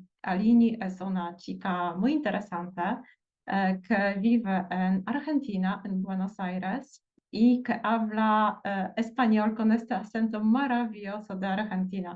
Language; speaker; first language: Spanish; non-native, fluent; Portuguese